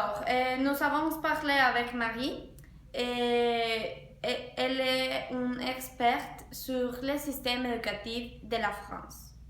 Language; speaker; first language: French; non-native, learner; Spanish